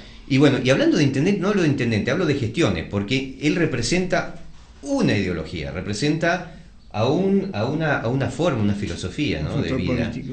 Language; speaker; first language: Spanish; native; Spanish